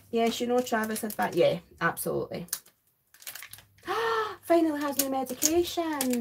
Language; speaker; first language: English; native; English